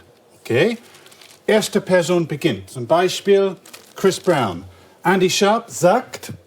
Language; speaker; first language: German; non-native, fluent; English